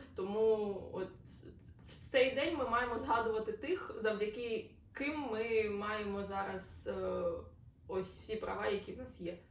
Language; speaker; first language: Ukrainian; non-native, local second language; Russian